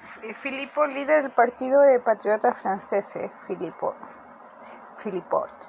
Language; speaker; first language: Portuguese; non-native, fluent; Spanish